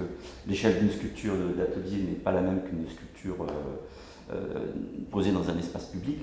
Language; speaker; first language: French; native; French